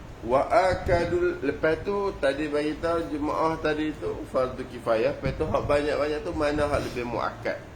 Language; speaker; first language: Malay; native; Malay